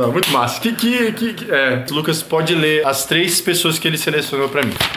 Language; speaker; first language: Portuguese; native; Portuguese